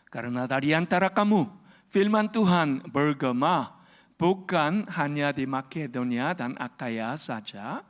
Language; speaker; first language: Indonesian; non-native, fluent; Korean